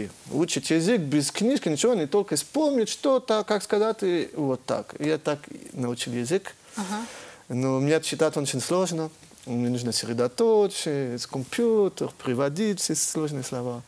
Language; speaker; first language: Russian; early bilingual, heritage; French